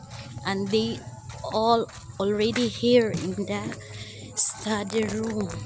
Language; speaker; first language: English; non-native, local second language; Cebuano